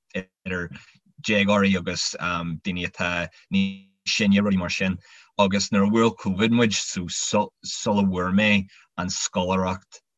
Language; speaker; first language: Irish; non-native, local second language; English